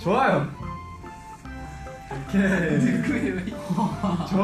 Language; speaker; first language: Korean; native; Korean